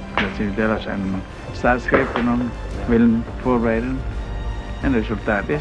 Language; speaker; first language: Dutch; non-native, learner; Indonesian